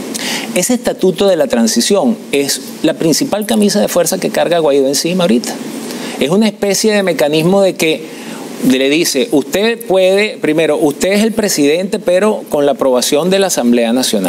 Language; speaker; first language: Spanish; native; Spanish